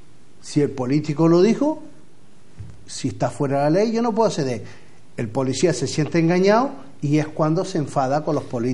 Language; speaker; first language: Spanish; native; Spanish